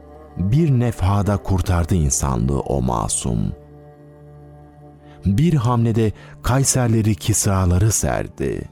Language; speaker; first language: Turkish; native; Turkish